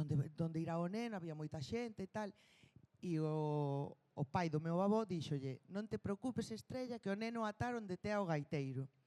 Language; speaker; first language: Galician; non-native, local second language; Spanish